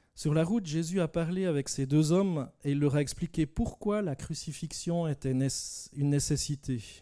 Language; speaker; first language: French; native; French